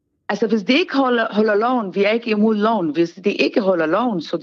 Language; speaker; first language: Danish; non-native, fluent; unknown